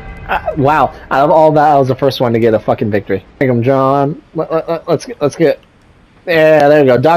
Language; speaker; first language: English; native; English